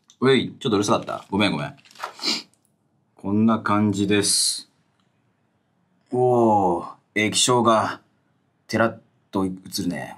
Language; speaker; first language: Japanese; native; Japanese